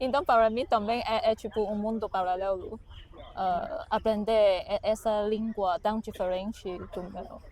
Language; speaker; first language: Portuguese; non-native, fluent; Chinese